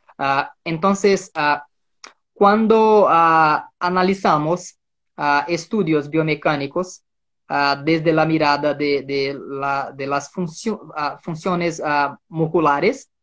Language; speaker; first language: Spanish; non-native, fluent; Portuguese